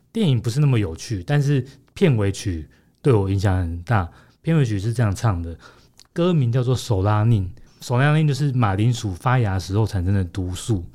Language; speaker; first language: Chinese; native; Chinese